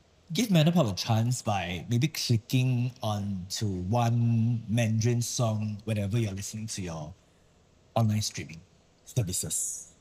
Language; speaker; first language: English; non-native, local second language; Chinese